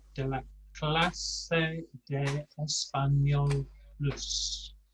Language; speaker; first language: Spanish; non-native, fluent; English